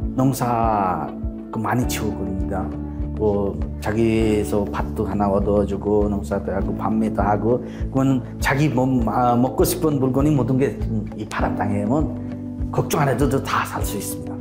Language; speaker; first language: Korean; non-native, fluent; Bangla